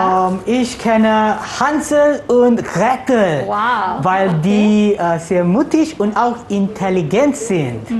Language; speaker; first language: German; non-native, learner; Malay